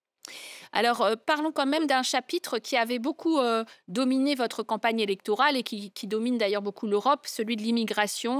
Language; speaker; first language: French; native; French